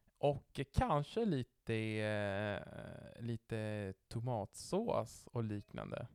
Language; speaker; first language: Swedish; non-native, fluent; Italian